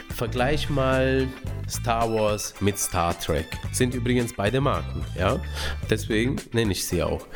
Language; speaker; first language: German; early bilingual, other home language; Romanian